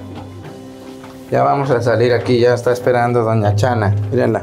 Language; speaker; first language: Spanish; native; Spanish